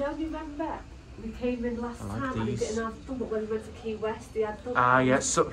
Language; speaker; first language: English; native; English